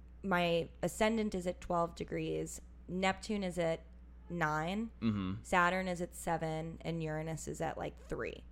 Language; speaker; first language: English; native; English